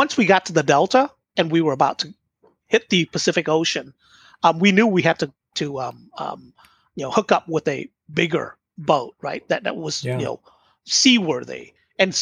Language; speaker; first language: English; early bilingual, other home language; Vietnamese